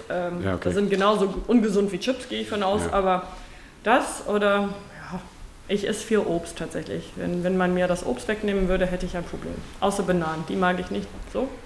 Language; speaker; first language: German; non-native, fluent; Afrikaans